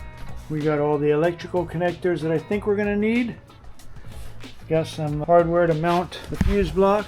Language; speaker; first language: English; native; English